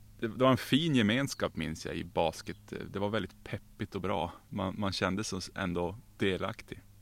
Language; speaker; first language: Swedish; native; Swedish